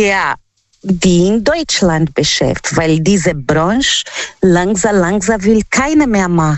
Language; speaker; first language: German; non-native, learner; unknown